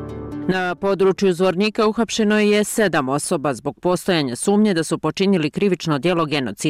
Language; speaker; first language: Croatian; native; Croatian